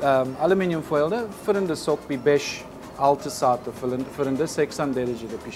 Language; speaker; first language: Turkish; non-native, learner; English